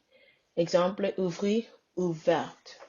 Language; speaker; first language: French; non-native, learner; English